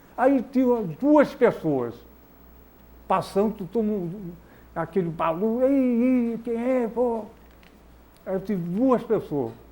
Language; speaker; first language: Portuguese; native; Portuguese